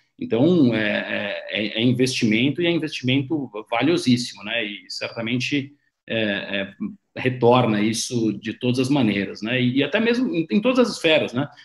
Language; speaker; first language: Portuguese; native; Portuguese